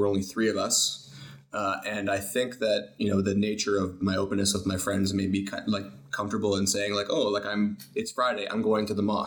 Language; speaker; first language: English; native; English